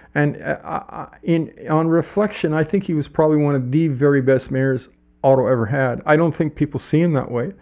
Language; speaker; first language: English; native; English